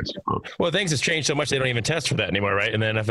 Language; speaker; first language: English; native; English